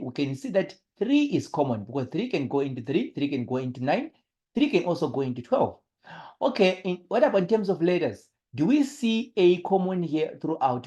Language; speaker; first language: English; non-native, local second language; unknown